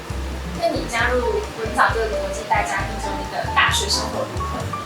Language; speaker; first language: Chinese; native; Chinese